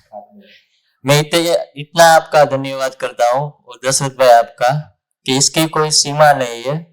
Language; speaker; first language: Hindi; non-native, local second language; Gujarati